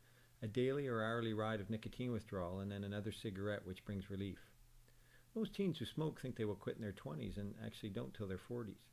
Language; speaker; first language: English; native; English